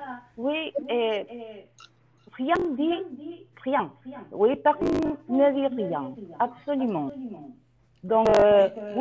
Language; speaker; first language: French; non-native, learner; Spanish